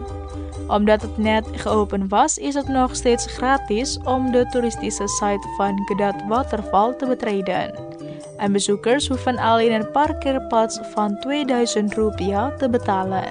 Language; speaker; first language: Dutch; non-native, fluent; Indonesian